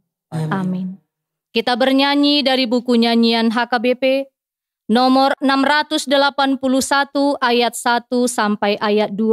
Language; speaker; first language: Indonesian; native; Indonesian